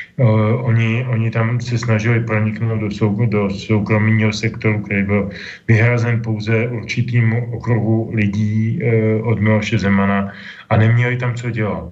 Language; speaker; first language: Czech; native; Czech